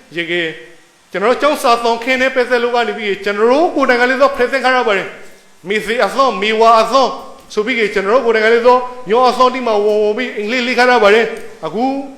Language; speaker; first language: Burmese; native; Burmese